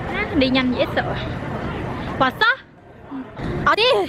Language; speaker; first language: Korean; non-native, learner; Vietnamese